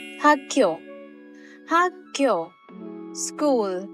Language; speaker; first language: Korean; non-native, learner; Hindi